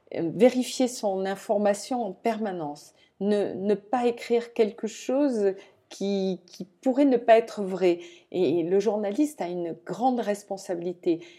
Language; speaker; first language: French; native; French